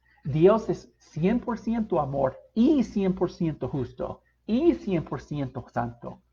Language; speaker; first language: Spanish; non-native, fluent; English